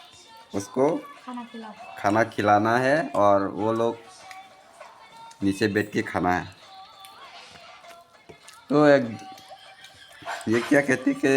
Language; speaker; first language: Hindi; non-native, local second language; Kok Borok